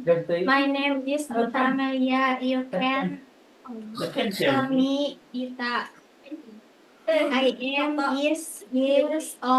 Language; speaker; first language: English; non-native, learner; Indonesian